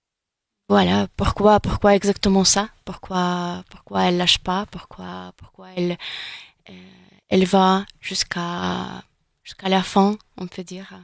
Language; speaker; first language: French; non-native, fluent; Ukrainian